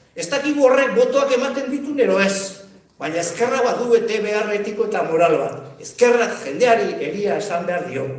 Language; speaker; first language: Basque; native; Basque